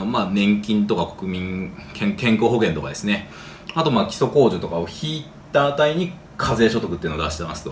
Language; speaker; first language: Japanese; native; Japanese